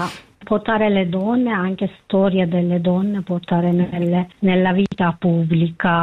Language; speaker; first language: Italian; non-native, learner; Kurdish